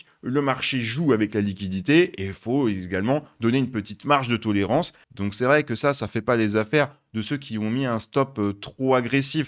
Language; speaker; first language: French; native; French